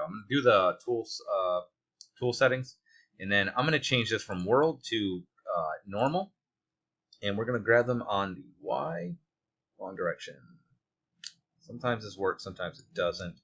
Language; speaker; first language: English; native; English